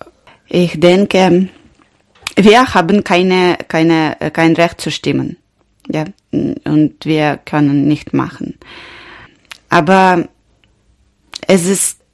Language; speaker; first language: German; non-native, learner; Ukrainian